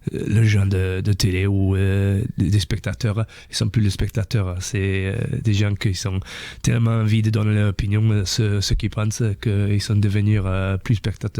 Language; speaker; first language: French; non-native, fluent; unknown